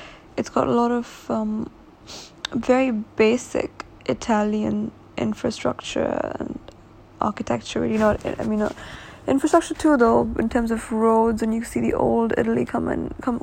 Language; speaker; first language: English; non-native, local second language; Urdu